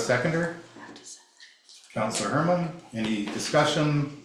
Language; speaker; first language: English; native; English